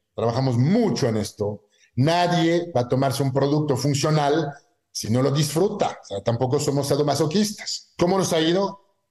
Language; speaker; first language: Spanish; non-native, fluent; French